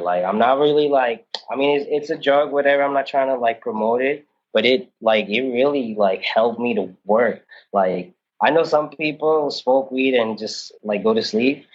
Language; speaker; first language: English; early bilingual, other home language; Malayalam